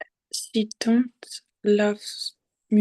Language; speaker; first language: English; non-native, learner; French